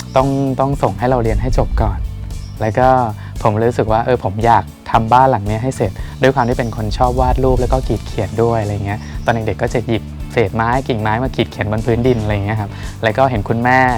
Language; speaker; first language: Thai; native; Thai